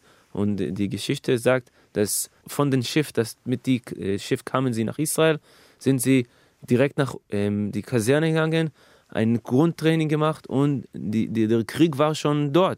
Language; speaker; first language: German; non-native, fluent; Hebrew